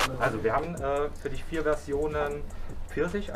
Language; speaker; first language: German; native; German